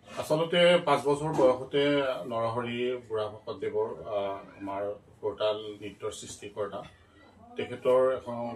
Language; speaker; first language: Assamese; native; Assamese